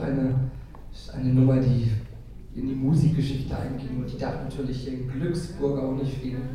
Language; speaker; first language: German; native; German